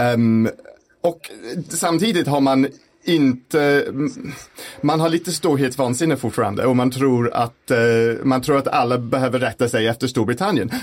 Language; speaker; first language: Swedish; non-native, fluent; English